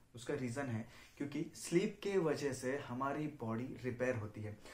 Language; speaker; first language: Hindi; non-native, local second language; Marathi